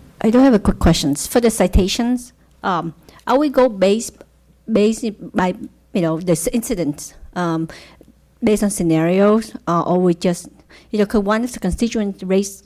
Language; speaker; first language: English; non-native, fluent; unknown